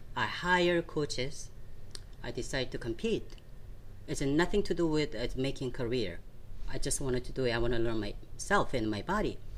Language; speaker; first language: English; non-native, fluent; Korean